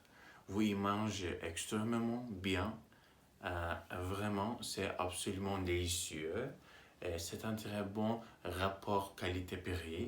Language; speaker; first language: French; non-native, learner; Turkish